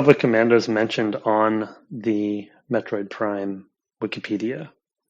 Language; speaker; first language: English; native; English